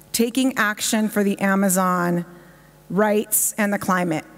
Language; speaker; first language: English; native; English